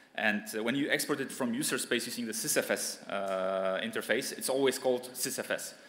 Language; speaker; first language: English; non-native, fluent; Polish